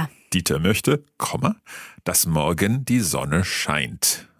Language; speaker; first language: German; non-native, fluent; English